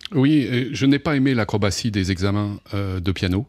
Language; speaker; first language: French; native; French